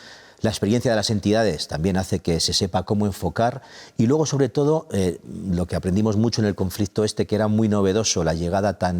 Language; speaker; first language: Spanish; native; Spanish